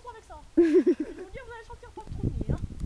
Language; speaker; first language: French; native; French